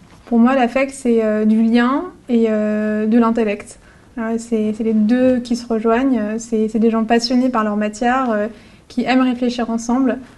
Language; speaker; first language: French; native; French